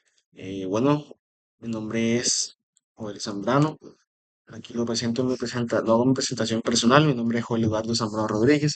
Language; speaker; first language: Spanish; native; Spanish